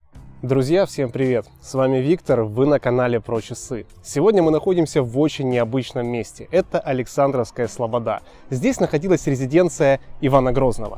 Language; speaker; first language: Russian; native; Russian